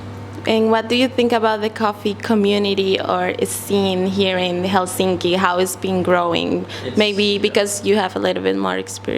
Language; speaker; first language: English; non-native, fluent; Spanish